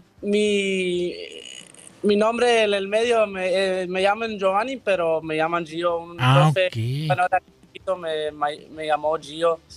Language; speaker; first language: Spanish; early bilingual, heritage; Spanish